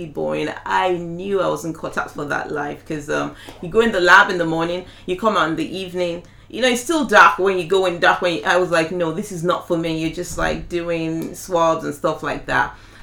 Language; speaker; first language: English; non-native, local second language; Yoruba